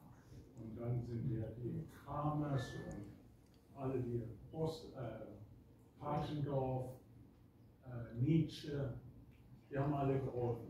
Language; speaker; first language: German; early bilingual, heritage; German